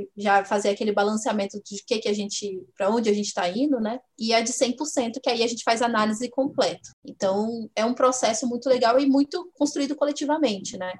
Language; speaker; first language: Portuguese; native; Portuguese